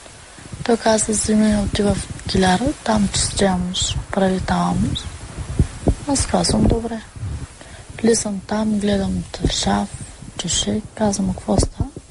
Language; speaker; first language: Bulgarian; non-native, local second language; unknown